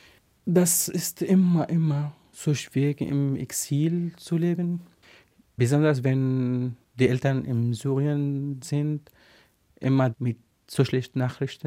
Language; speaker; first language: German; non-native, learner; Arabic